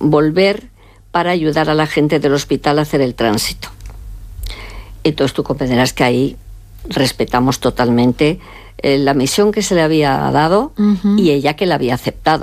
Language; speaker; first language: Spanish; native; Spanish